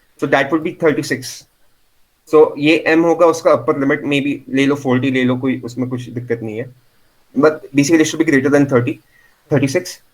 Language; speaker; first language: Hindi; non-native, local second language; Marathi